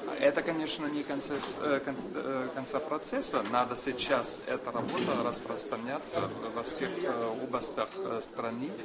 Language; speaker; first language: Russian; non-native, fluent; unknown